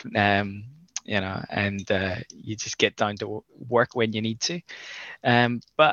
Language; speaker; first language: English; native; English